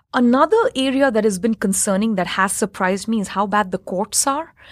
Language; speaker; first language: English; non-native, local second language; Hindi